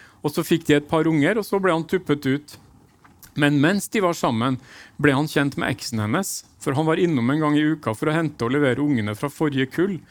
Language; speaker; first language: Norwegian; native; Norwegian